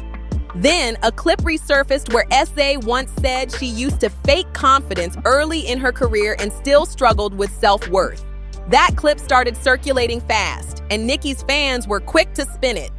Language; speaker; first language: English; native; English